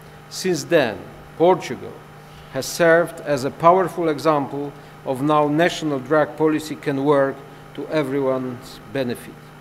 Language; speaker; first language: English; non-native, fluent; Polish